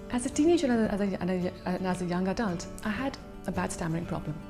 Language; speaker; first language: English; non-native, local second language; Hindi